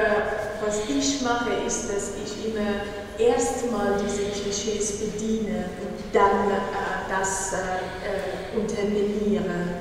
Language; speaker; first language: German; non-native, fluent; Persian